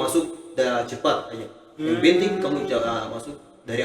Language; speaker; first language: Indonesian; non-native, learner; Arabic